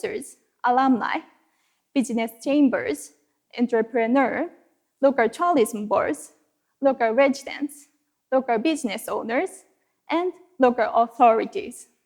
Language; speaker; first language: English; non-native, fluent; Japanese